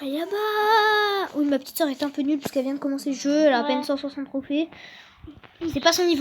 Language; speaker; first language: French; native; French